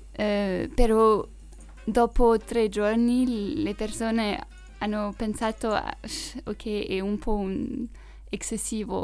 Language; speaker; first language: Italian; non-native, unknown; French